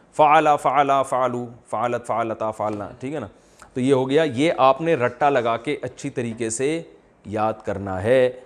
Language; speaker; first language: Urdu; native; Urdu